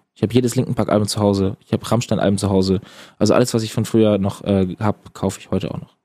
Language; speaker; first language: German; native; German